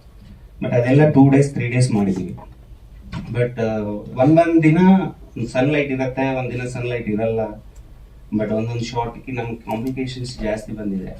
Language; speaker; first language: Kannada; non-native, learner; Telugu